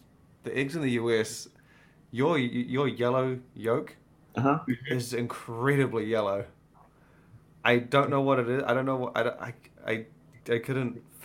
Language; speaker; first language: English; native; English